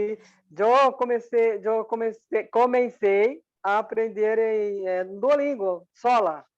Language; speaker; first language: Spanish; non-native, learner; Portuguese